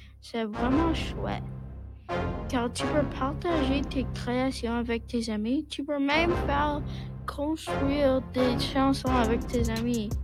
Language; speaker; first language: French; non-native, learner; English